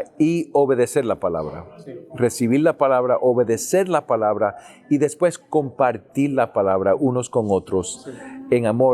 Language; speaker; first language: Spanish; early bilingual, heritage; English